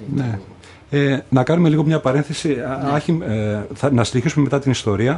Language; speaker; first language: Greek; native; Greek